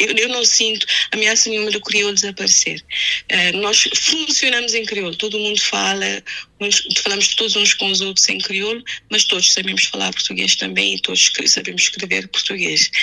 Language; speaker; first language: Portuguese; non-native, local second language; Kabuverdianu